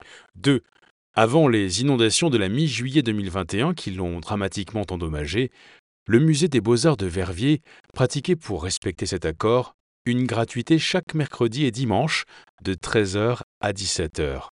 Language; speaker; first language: French; native; French